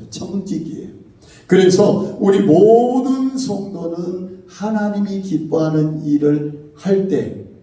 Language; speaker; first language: Korean; native; Korean